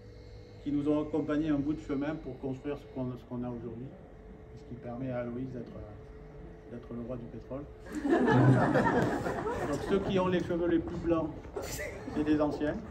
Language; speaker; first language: French; native; French